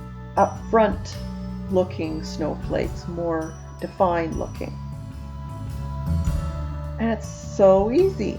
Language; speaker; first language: English; native; English